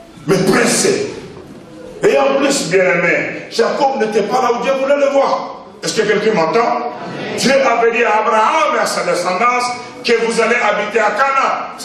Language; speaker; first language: French; non-native, local second language; Lingala